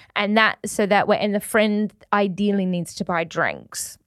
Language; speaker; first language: English; native; English